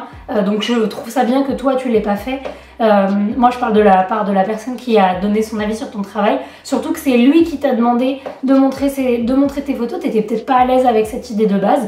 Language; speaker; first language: French; native; French